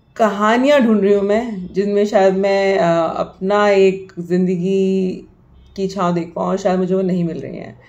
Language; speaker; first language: Hindi; native; Hindi